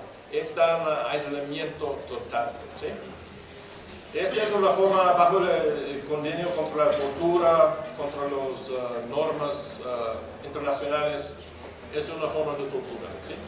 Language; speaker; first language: Spanish; non-native, fluent; English